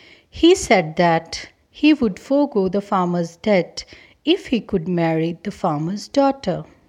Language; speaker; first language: English; non-native, local second language; Punjabi